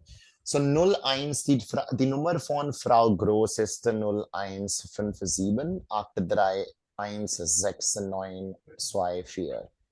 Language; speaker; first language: German; non-native, fluent; Hindi